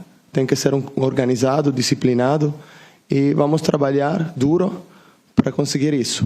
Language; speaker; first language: Portuguese; non-native, learner; Italian